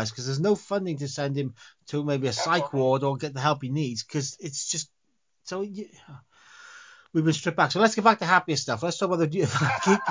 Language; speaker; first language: English; native; English